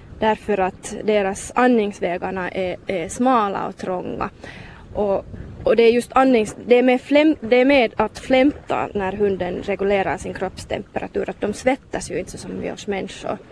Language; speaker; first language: Swedish; non-native, local second language; Finnish